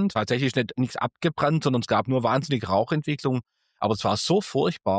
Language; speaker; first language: German; native; German